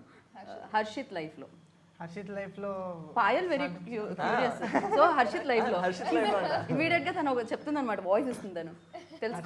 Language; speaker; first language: Telugu; native; Telugu